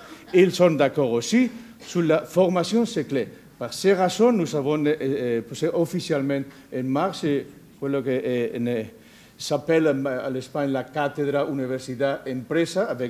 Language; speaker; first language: French; non-native, learner; Spanish